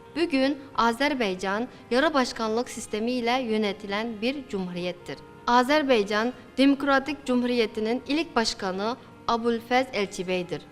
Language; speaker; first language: Turkish; non-native, fluent; Uyghur